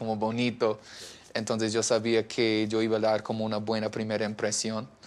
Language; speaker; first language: Spanish; non-native, fluent; English